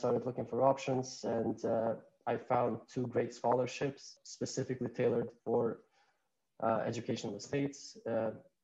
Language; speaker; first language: English; non-native, fluent; Albanian